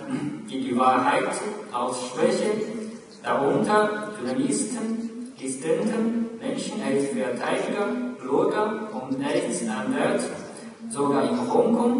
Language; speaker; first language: German; non-native, learner; Chinese